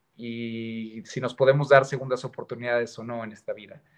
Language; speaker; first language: Spanish; native; Spanish